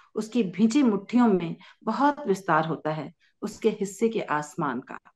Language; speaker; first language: Hindi; native; Hindi